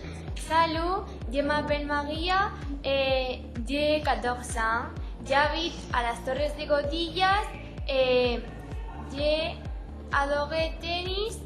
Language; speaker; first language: French; non-native, learner; Spanish